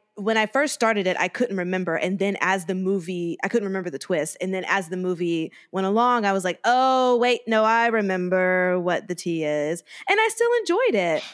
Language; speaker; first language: English; native; English